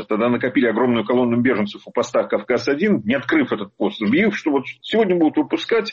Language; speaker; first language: Russian; native; Russian